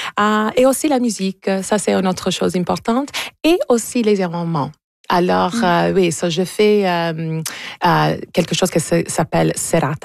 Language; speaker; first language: French; non-native, local second language; English